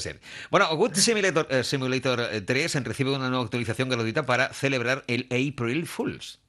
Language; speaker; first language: Spanish; native; Spanish